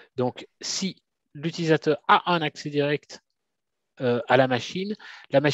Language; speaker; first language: French; native; French